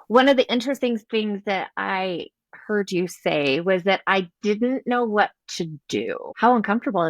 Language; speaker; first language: English; native; English